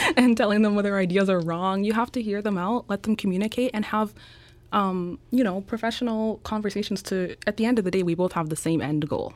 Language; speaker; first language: English; native; English